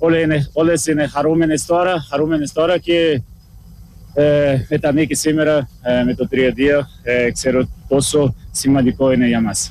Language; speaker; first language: Greek; non-native, learner; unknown